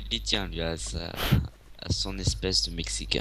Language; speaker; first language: French; native; French